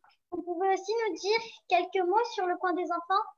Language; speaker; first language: French; native; French